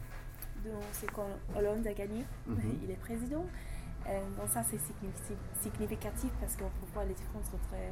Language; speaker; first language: French; non-native, learner; English